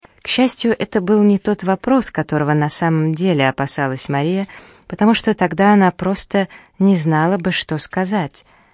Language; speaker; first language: Russian; native; Russian